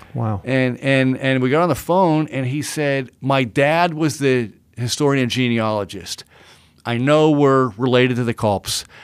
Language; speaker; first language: English; native; English